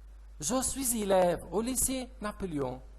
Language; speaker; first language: French; non-native, fluent; Arabic